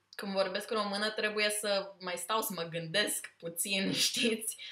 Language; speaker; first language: Romanian; early bilingual, heritage; Romanian